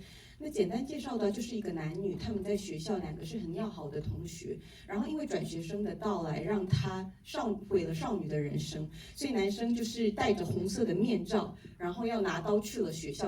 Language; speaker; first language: Chinese; native; Chinese